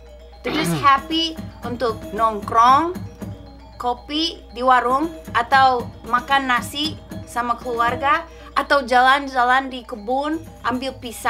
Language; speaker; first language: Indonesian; non-native, fluent; English